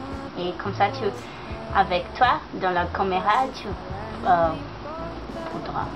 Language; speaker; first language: French; non-native, learner; Portuguese